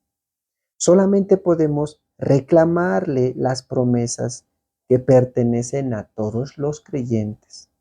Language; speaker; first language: Spanish; native; Spanish